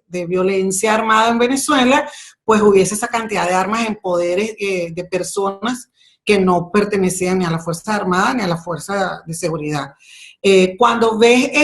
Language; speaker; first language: Spanish; native; Spanish